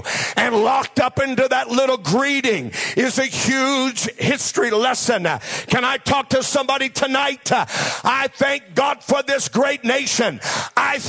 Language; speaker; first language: English; native; English